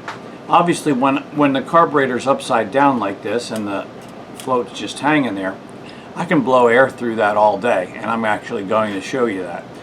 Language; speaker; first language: English; native; English